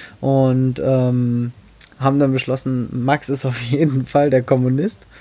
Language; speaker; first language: German; native; German